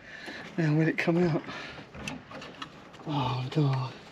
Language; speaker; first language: English; native; English